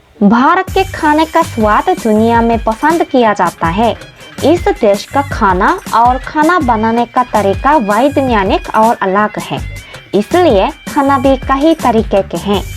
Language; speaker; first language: Hindi; non-native, fluent; Korean